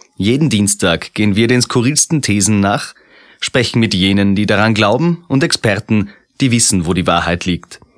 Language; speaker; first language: German; native; German